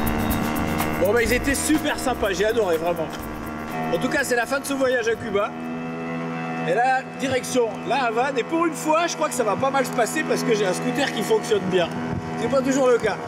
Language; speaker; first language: French; native; French